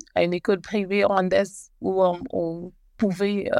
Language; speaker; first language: French; native; French